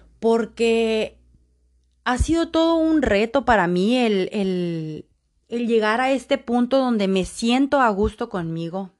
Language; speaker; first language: Spanish; native; Spanish